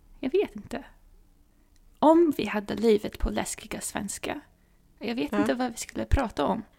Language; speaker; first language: Swedish; non-native, fluent; English